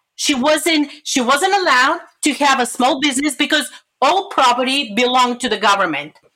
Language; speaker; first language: English; non-native, fluent; Bulgarian